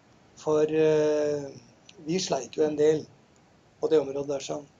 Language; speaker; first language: Norwegian; native; Norwegian